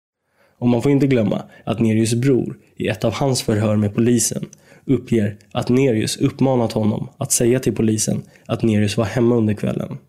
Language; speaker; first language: Swedish; native; Swedish